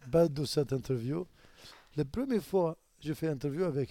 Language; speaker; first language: French; non-native, learner; Arabic